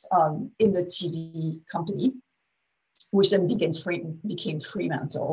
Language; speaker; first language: English; non-native, fluent; French